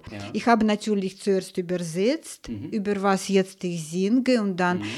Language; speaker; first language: German; non-native, fluent; Russian